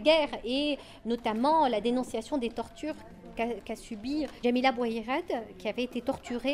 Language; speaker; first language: French; native; French